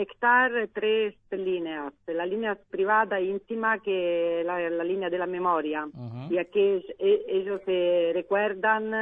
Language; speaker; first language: Spanish; non-native, learner; Italian